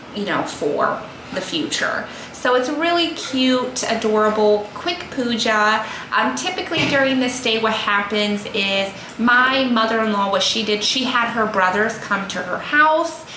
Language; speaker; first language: English; native; English